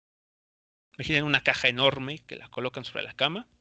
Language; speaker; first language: Spanish; native; Spanish